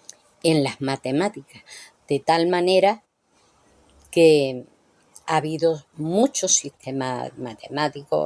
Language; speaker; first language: Spanish; native; Spanish